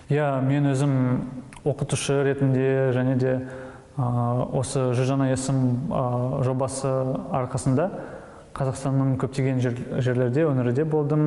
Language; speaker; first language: Kazakh; non-native, local second language; Russian